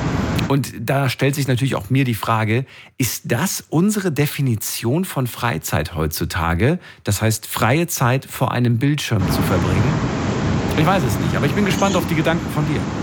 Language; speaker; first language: German; native; German